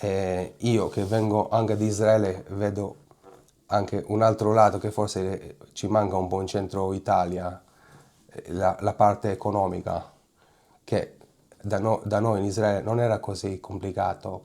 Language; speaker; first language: Italian; non-native, fluent; Hebrew